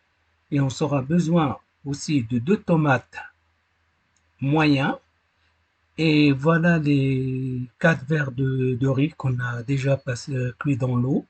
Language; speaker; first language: French; non-native, learner; Arabic